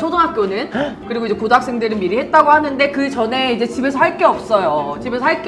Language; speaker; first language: Korean; native; Korean